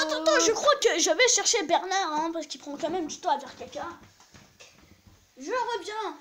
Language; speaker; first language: French; native; French